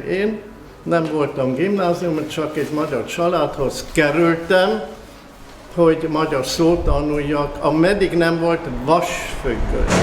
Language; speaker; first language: Hungarian; early bilingual, heritage; German